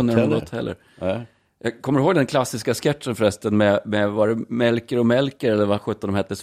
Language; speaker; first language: Swedish; native; Swedish